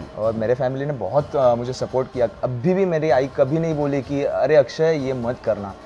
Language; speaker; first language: Hindi; non-native, local second language; Marathi